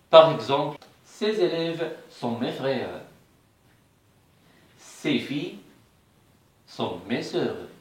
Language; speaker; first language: French; non-native, fluent; Arabic